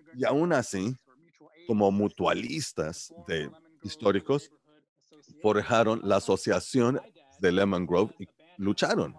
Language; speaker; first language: Spanish; early bilingual, heritage; Spanish